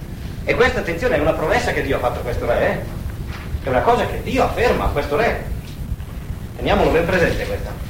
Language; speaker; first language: Italian; native; Italian